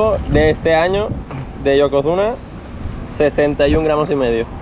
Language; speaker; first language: Spanish; native; Spanish